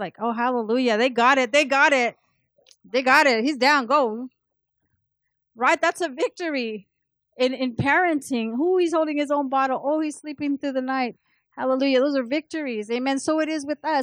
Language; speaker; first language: English; early bilingual, other home language; Spanish